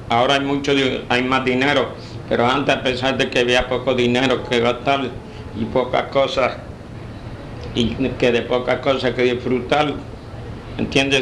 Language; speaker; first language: Spanish; native; Spanish